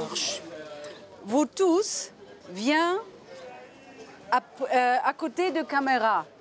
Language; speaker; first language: French; non-native, learner; German